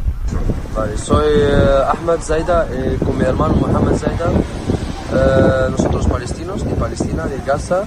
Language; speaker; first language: Spanish; non-native, learner; Arabic